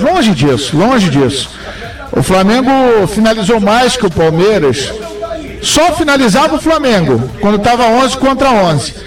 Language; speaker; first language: Portuguese; native; Portuguese